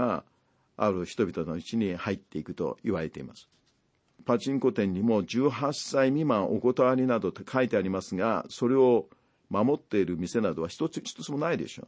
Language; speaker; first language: Japanese; native; Japanese